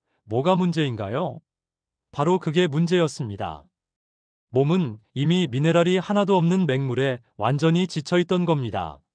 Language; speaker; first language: Korean; native; Korean